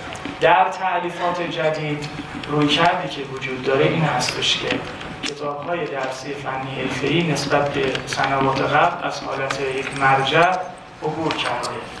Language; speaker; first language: Persian; native; Persian